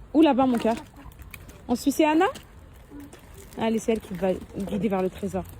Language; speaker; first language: French; native; French